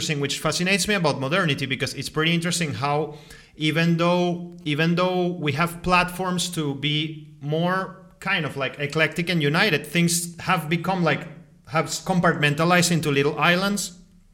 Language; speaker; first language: English; non-native, fluent; Spanish